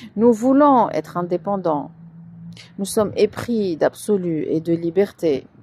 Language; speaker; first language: French; non-native, local second language; Arabic